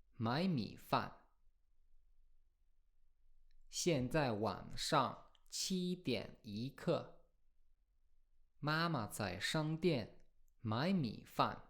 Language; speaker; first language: Chinese; non-native, fluent; Polish